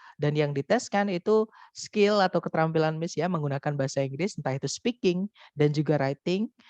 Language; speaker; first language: Indonesian; non-native, local second language; Javanese